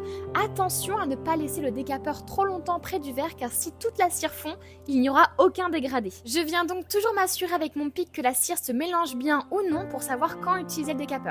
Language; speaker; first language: French; native; French